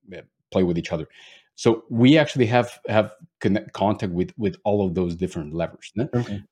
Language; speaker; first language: English; non-native, fluent; Spanish